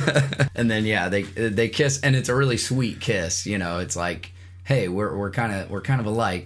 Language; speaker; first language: English; native; English